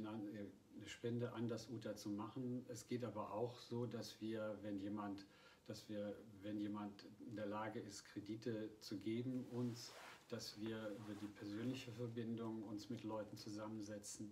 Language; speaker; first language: German; native; German